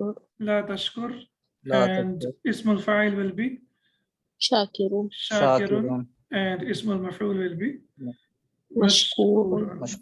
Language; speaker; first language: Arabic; non-native, fluent; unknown